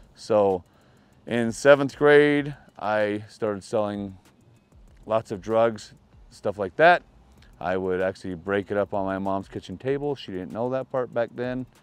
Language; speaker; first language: English; native; English